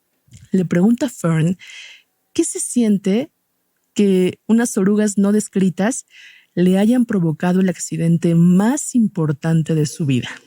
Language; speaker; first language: Spanish; native; Spanish